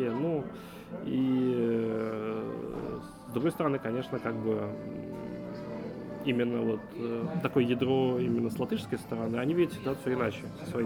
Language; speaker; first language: Russian; native; Russian